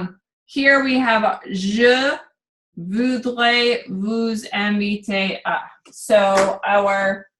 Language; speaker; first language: French; non-native, learner; English